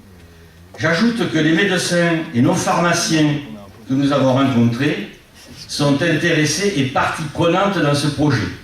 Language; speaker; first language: French; native; French